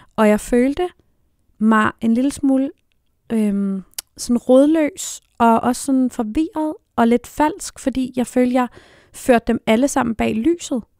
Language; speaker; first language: Danish; native; Danish